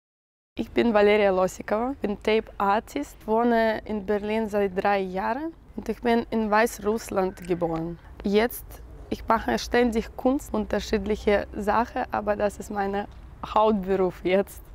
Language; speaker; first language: German; non-native, learner; Russian